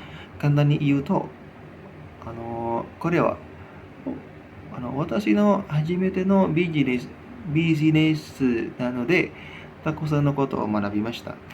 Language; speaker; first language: Japanese; non-native, learner; Indonesian